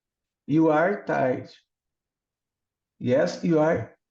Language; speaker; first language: English; non-native, learner; Portuguese